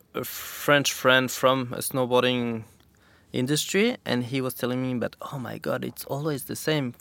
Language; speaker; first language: English; non-native, fluent; French